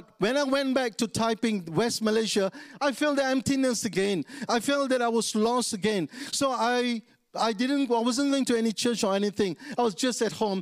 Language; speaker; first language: English; non-native, local second language; Tamil